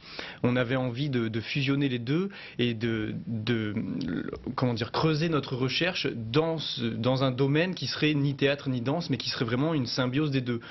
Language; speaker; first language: French; native; French